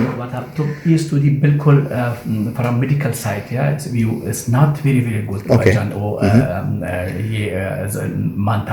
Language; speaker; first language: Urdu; non-native, learner; Persian